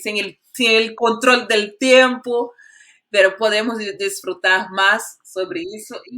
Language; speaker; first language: Spanish; non-native, fluent; Portuguese